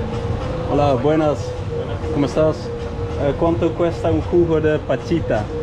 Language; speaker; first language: Spanish; non-native, learner; Dutch